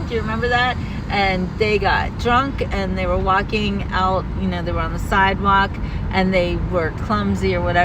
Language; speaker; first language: English; native; English